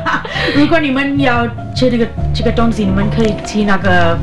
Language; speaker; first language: Chinese; non-native, learner; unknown